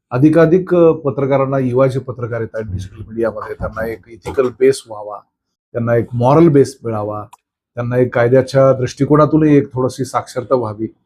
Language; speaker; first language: Marathi; native; Marathi